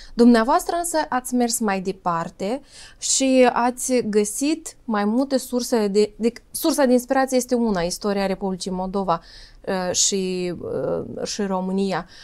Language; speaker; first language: Romanian; native; Romanian